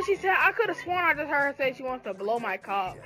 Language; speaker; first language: English; native; English